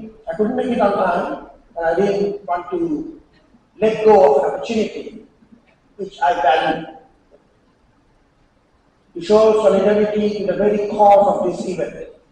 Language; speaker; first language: English; non-native, local second language; Bangla